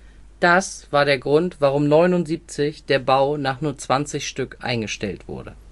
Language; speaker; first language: German; native; German